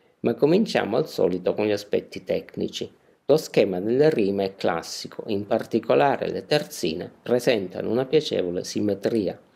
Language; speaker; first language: Italian; native; Italian